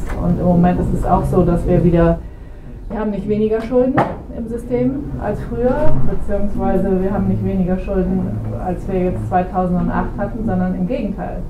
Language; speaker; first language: German; native; German